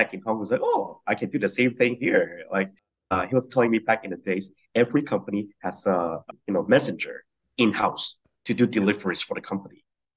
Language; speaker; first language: English; non-native, local second language; Cantonese